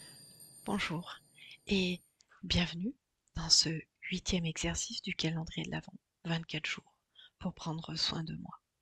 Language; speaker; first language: French; native; French